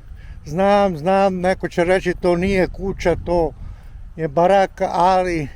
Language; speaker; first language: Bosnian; non-native, local second language; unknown